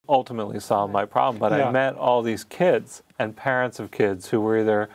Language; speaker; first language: English; native; English